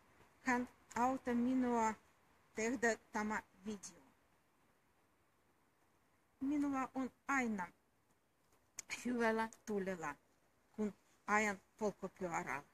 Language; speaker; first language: Finnish; non-native, learner; Russian